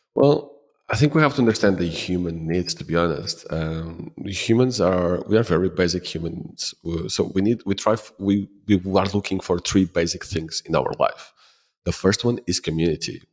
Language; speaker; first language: English; non-native, fluent; Portuguese